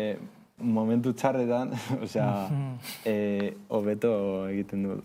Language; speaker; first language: Basque; non-native, local second language; Spanish